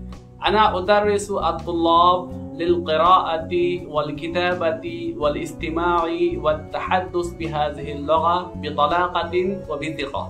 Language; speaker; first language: Arabic; non-native, fluent; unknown